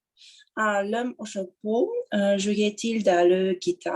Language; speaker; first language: French; non-native, learner; Russian